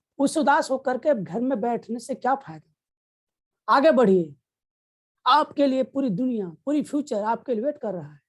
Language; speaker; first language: Hindi; native; Hindi